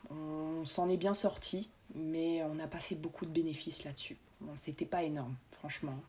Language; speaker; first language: French; native; French